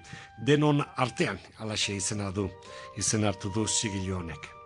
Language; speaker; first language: Basque; native; Basque